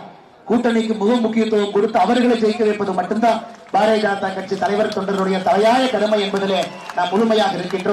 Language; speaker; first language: Tamil; native; Tamil